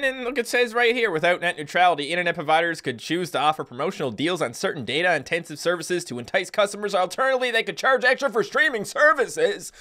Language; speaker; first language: English; native; English